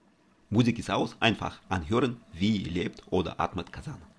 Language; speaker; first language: German; non-native, learner; Russian